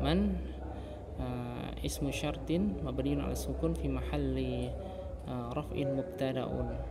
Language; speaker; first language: Arabic; non-native, fluent; Indonesian